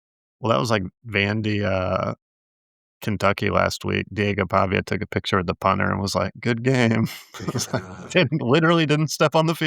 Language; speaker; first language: English; native; English